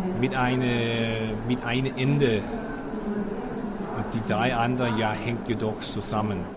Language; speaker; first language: German; non-native, learner; Danish